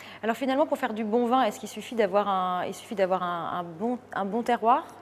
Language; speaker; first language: French; native; French